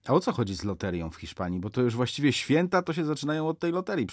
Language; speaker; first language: Polish; native; Polish